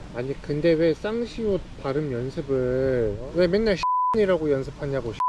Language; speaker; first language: Korean; native; Korean